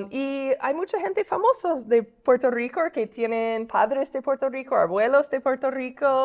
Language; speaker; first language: Spanish; non-native, fluent; English